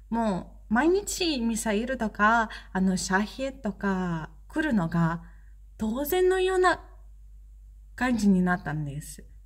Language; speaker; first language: Japanese; non-native, fluent; Ukrainian